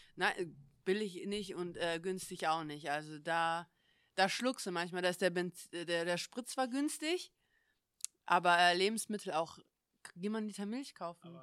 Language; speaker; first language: German; native; German